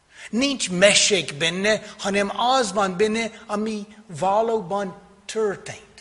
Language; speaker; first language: Hungarian; non-native, fluent; English